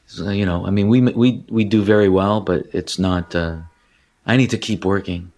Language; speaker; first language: English; native; English